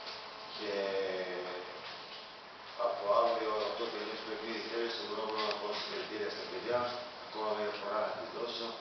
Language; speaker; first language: Greek; non-native, fluent; Serbian